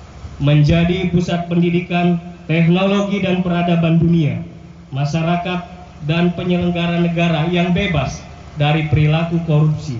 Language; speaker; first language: Indonesian; native; Indonesian